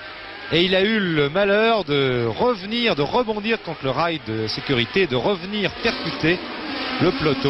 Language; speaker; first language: French; native; French